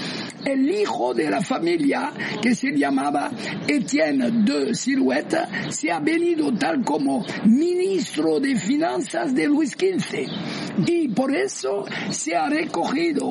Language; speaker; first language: Spanish; non-native, fluent; French